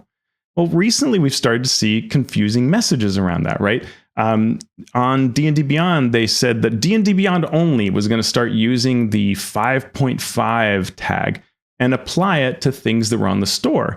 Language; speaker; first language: English; native; English